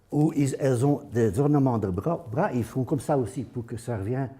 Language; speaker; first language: French; non-native, fluent; Dutch